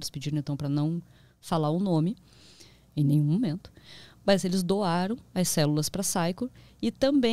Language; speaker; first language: Portuguese; native; Portuguese